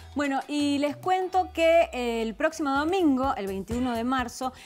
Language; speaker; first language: Spanish; native; Spanish